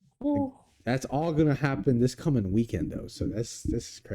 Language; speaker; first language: English; native; English